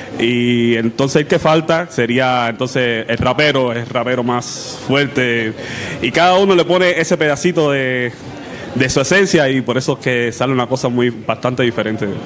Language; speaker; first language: Spanish; native; Spanish